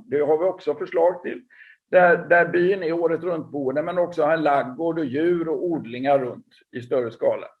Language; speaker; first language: Swedish; native; Swedish